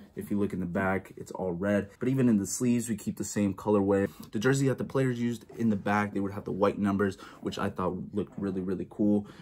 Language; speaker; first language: English; native; English